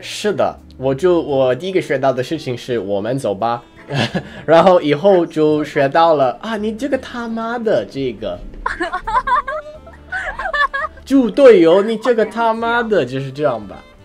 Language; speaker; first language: Chinese; non-native, fluent; English